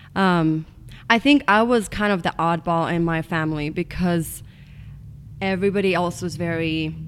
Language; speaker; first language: English; non-native, fluent; Estonian